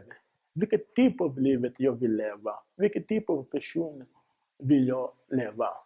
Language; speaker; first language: Swedish; non-native, fluent; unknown